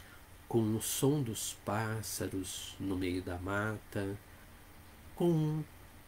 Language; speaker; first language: Portuguese; native; Portuguese